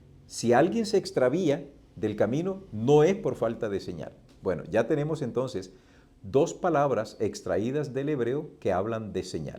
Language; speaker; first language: Spanish; native; Spanish